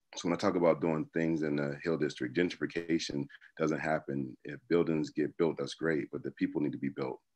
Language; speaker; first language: English; native; English